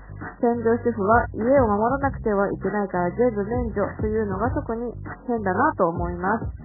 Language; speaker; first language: Japanese; native; Japanese